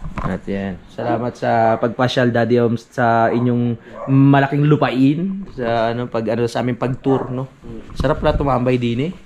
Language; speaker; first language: Filipino; native; Filipino